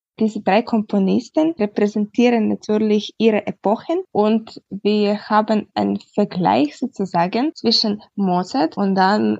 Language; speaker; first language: German; non-native, fluent; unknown